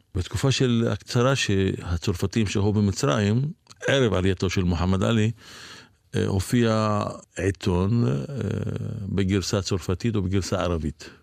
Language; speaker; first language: Hebrew; non-native, local second language; Arabic